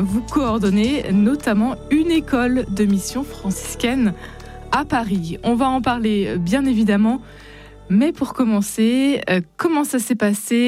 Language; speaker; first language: French; native; French